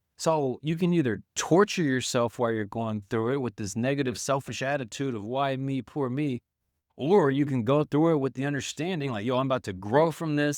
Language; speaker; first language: English; native; English